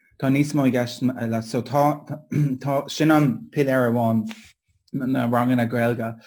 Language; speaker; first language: Irish; non-native, local second language; English